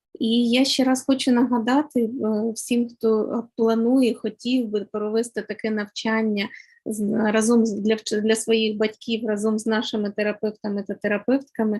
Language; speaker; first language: Ukrainian; native; Ukrainian